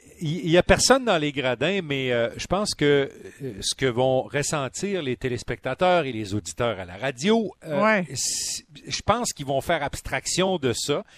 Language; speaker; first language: French; native; French